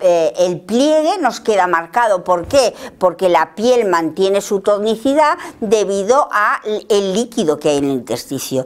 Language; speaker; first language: Spanish; native; Spanish